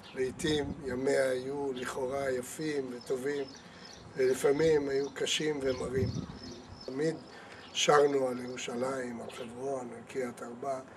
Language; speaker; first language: Hebrew; early bilingual, other home language; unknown